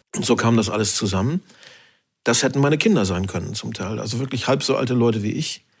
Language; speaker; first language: German; native; German